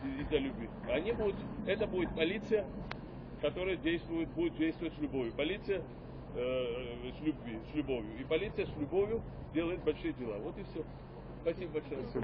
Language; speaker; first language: Russian; non-native, local second language; Georgian